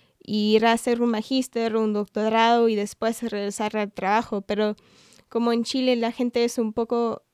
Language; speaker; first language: Spanish; non-native, fluent; English